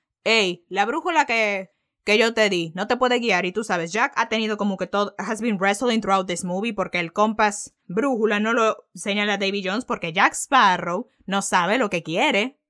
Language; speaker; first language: Spanish; early bilingual, heritage; Spanish